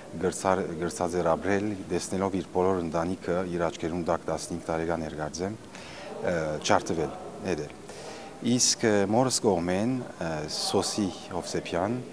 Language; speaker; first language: Armenian; early bilingual, heritage; Armenian